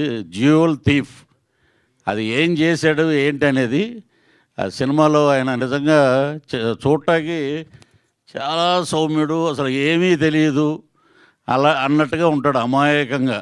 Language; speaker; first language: Telugu; native; Telugu